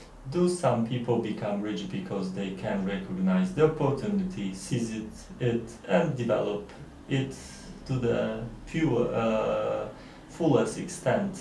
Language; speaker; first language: English; non-native, learner; Polish